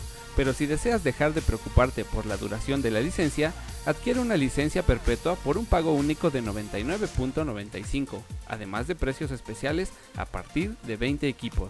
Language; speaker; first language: Spanish; native; Spanish